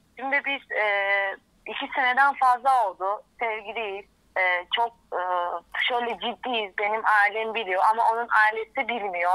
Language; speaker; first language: Turkish; non-native, fluent; Persian